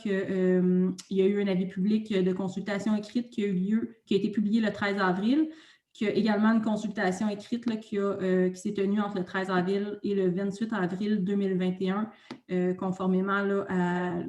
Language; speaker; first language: French; native; French